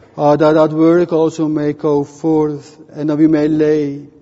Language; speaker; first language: English; non-native, fluent; Dutch